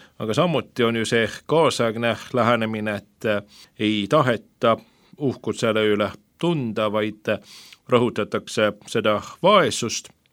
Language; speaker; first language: Estonian; non-native, fluent; Swedish